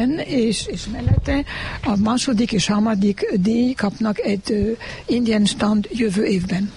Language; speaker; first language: Hungarian; non-native, learner; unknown